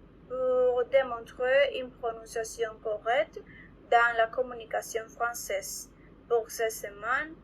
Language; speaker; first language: French; non-native, learner; Spanish